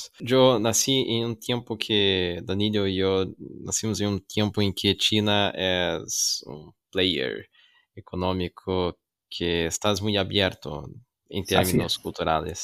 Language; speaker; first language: Spanish; non-native, learner; Portuguese